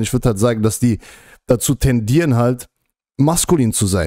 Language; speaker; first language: German; native; German